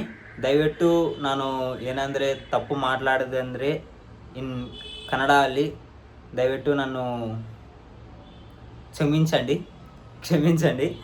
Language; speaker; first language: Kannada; non-native, learner; Telugu